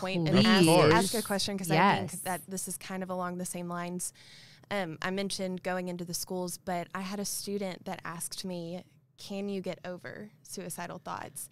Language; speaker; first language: English; native; English